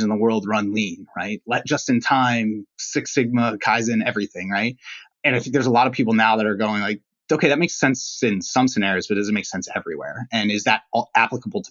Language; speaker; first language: English; native; English